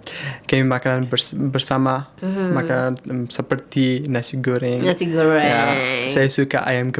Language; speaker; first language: Indonesian; non-native, learner; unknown